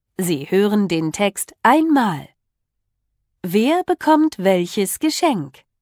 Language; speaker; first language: German; native; German